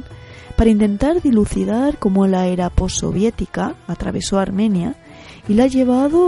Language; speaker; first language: Spanish; native; Spanish